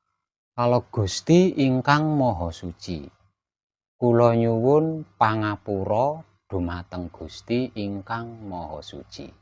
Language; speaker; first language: Indonesian; non-native, local second language; Javanese